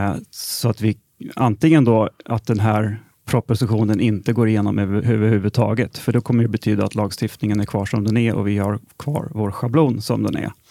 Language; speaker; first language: Swedish; native; Swedish